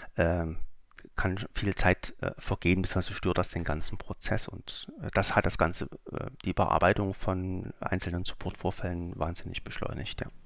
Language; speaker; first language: German; native; German